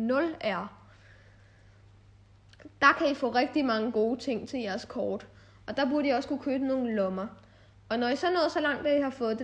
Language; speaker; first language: Danish; native; Danish